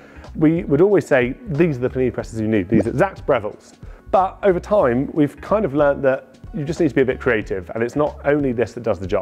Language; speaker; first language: English; native; English